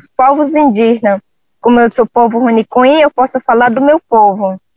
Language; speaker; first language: Portuguese; non-native, local second language; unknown